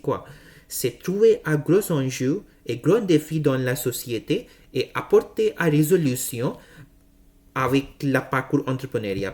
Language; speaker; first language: French; non-native, learner; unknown